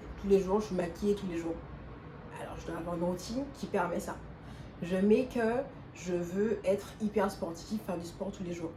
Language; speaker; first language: French; native; French